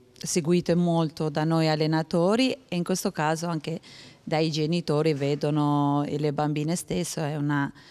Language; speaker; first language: Italian; non-native, fluent; Albanian